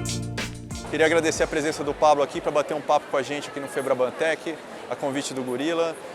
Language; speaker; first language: Portuguese; native; Portuguese